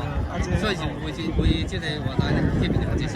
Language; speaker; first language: Chinese; native; Chinese